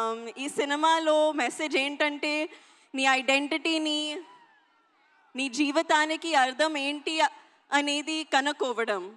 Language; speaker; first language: Telugu; non-native, learner; Hindi